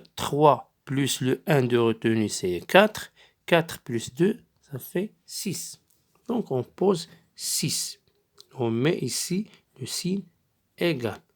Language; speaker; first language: French; non-native, local second language; Arabic